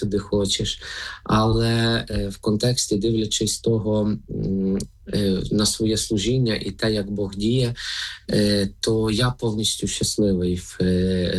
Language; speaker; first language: Ukrainian; native; Ukrainian